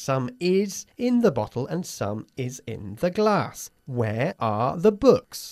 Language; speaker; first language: English; native; English